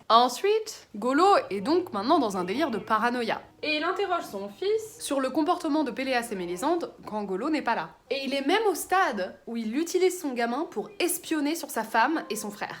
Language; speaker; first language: French; native; French